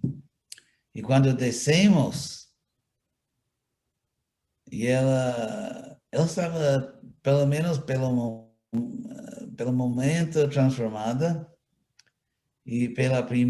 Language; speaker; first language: Portuguese; non-native, fluent; English